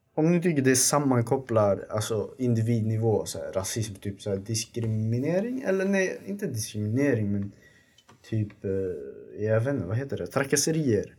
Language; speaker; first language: Swedish; early bilingual, other home language; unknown